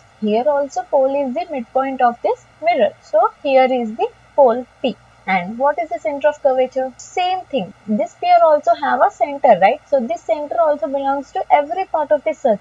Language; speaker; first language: English; non-native, local second language; Telugu